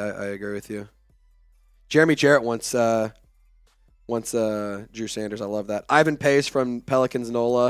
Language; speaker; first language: English; native; English